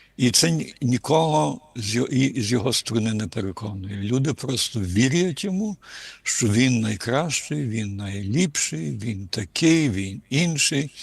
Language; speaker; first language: Ukrainian; early bilingual, heritage; Ukrainian